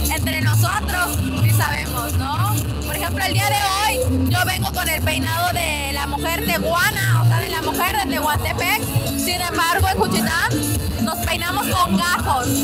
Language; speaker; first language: Spanish; native; Spanish